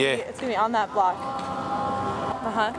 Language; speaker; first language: English; native; English